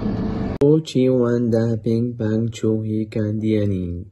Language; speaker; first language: Chinese; non-native, learner; Malay